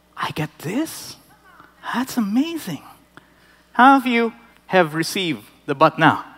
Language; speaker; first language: English; non-native, local second language; Filipino